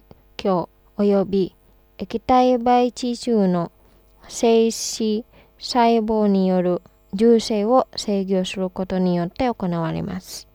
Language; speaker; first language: Japanese; non-native, fluent; Indonesian